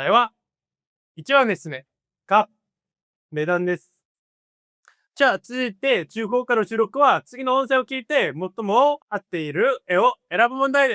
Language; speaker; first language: Japanese; non-native, fluent; Korean